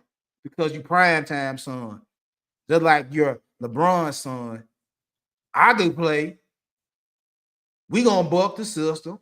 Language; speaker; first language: English; native; English